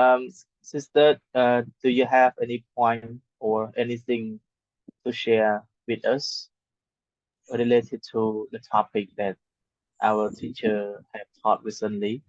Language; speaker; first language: English; non-native, fluent; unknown